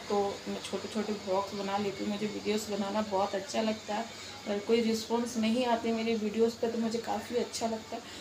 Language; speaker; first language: Hindi; non-native, local second language; Bangla